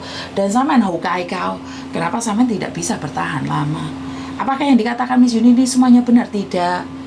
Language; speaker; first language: Indonesian; non-native, local second language; Javanese